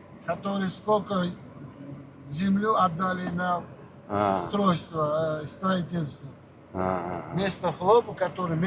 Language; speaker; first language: Russian; non-native, local second language; Uzbek